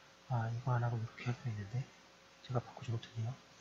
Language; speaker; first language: Korean; native; Korean